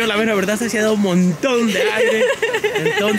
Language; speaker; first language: Spanish; native; Spanish